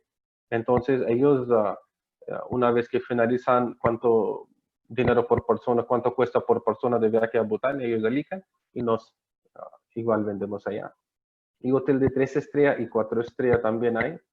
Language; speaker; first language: Spanish; non-native, learner; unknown